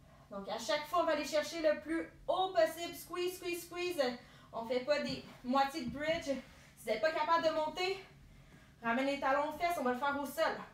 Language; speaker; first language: French; native; French